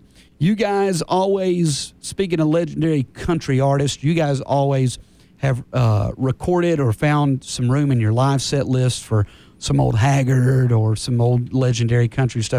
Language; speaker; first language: English; native; English